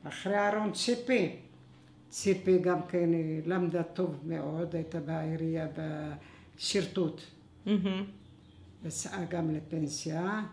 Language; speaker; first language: Hebrew; non-native, fluent; Arabic